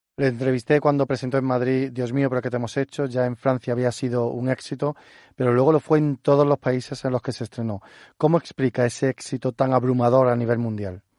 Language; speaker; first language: Spanish; native; Spanish